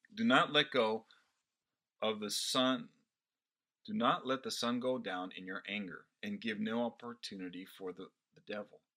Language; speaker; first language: English; non-native, fluent; Portuguese